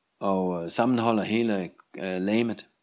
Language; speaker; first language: Danish; non-native, learner; Russian